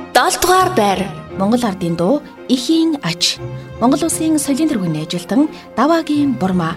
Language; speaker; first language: Mongolian; native; Mongolian